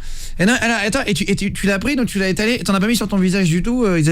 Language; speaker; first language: French; native; French